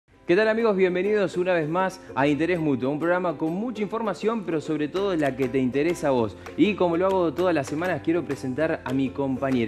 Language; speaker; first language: Spanish; native; Spanish